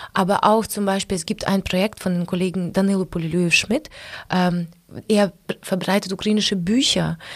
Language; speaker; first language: German; non-native, fluent; Ukrainian